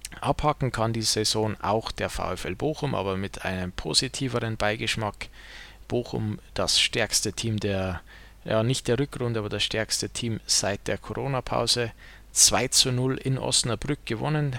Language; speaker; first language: German; native; German